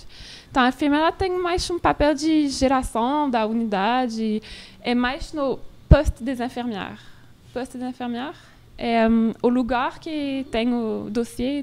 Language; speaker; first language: Portuguese; non-native, learner; French